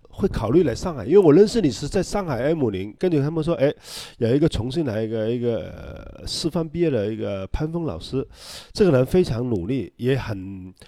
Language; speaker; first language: Chinese; non-native, local second language; Cantonese